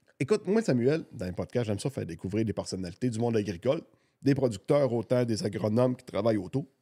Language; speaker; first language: French; native; French